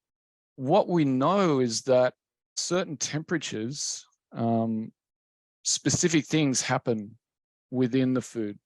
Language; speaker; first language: English; native; English